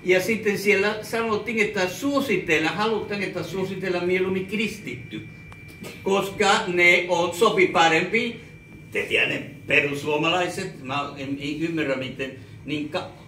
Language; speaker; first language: Finnish; non-native, fluent; Spanish